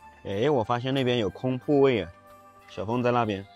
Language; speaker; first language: Chinese; native; Chinese